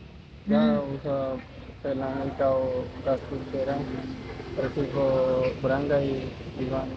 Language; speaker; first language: Filipino; non-native, learner; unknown